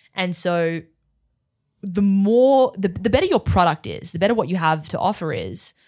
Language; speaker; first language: English; native; English